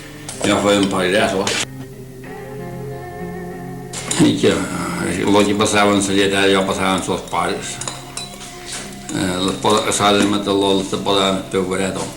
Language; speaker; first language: Catalan; native; Catalan